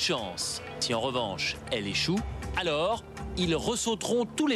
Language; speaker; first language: French; native; French